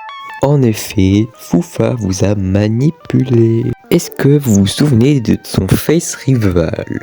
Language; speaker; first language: French; native; French